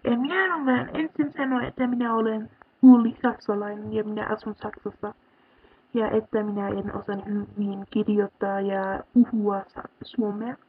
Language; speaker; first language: Finnish; early bilingual, heritage; German